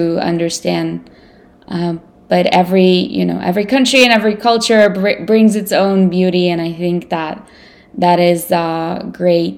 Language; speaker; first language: English; non-native, fluent; Russian